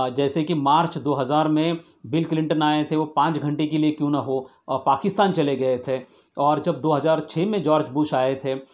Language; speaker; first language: Hindi; non-native, local second language; Marathi